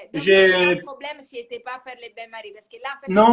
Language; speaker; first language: French; non-native, fluent; Italian